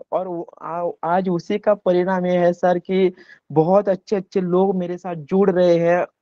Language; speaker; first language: Hindi; non-native, local second language; Konkani